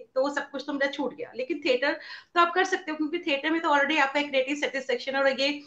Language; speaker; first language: Hindi; native; Hindi